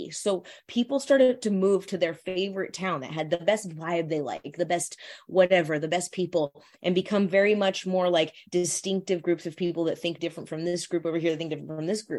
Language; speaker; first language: English; native; English